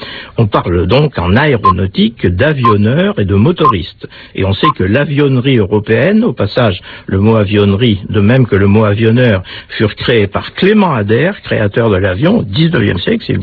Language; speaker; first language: French; native; French